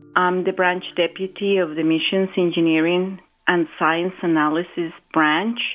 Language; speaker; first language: English; non-native, fluent; Spanish